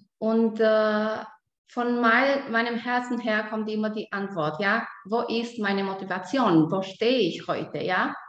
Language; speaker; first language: German; non-native, fluent; Albanian